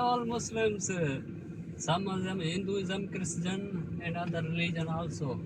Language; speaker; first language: English; non-native, local second language; Sindhi